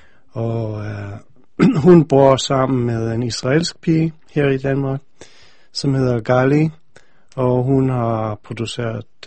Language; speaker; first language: Danish; non-native, fluent; English